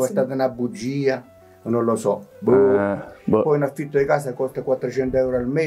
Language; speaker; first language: Italian; native; Italian